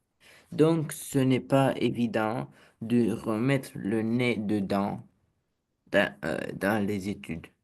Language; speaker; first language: French; non-native, learner; Romanian